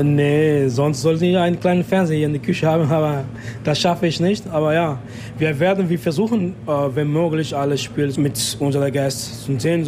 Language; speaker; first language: German; non-native, fluent; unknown